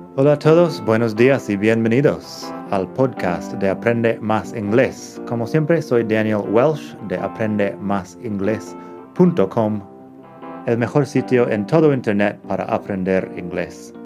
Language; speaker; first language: Spanish; non-native, fluent; English